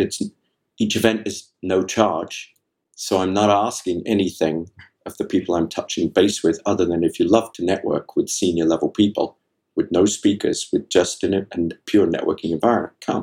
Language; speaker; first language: English; native; English